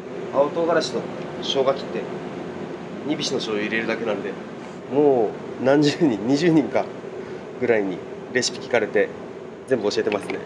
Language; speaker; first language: Japanese; native; Japanese